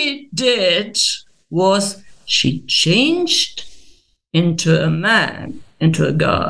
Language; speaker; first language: English; non-native, fluent; German